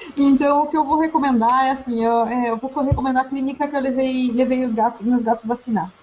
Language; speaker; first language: Portuguese; native; Portuguese